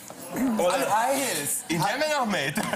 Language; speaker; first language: German; non-native, fluent; Spanish